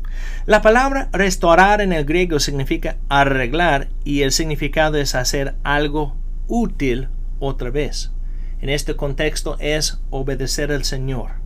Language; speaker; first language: Spanish; non-native, fluent; English